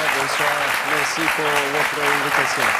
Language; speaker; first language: French; non-native, learner; Serbian